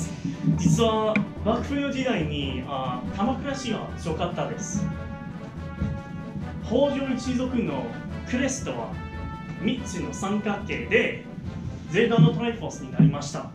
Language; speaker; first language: Japanese; non-native, learner; English